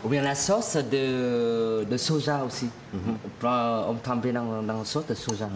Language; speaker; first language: French; non-native, fluent; Vietnamese